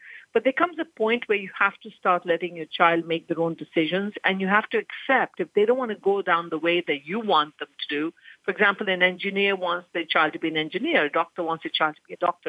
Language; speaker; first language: English; non-native, local second language; Punjabi